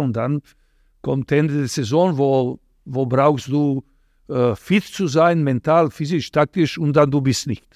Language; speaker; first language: German; non-native, fluent; Serbian